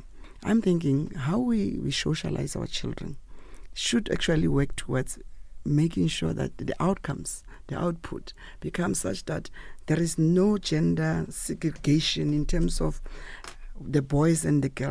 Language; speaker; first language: English; non-native, local second language; Tswana